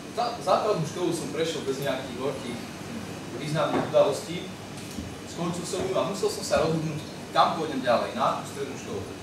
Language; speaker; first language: Slovak; native; Slovak